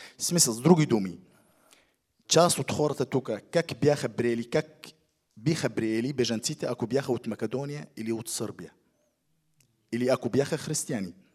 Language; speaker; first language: Bulgarian; non-native, fluent; Arabic